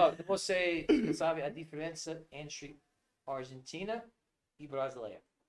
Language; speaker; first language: Portuguese; non-native, learner; English